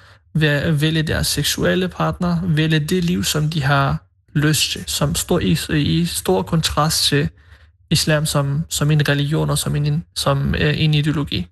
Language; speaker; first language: Danish; early bilingual, other home language; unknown